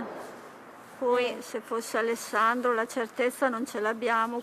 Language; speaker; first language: Italian; native; Italian